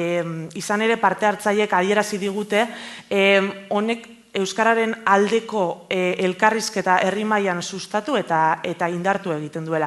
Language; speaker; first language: Basque; native; Basque